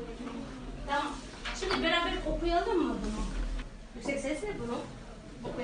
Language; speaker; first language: Turkish; non-native, fluent; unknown